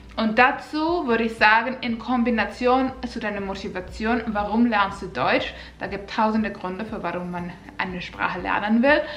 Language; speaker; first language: German; non-native, fluent; Finnish